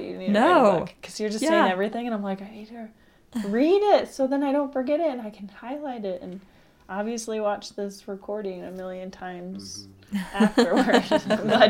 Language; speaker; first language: English; native; English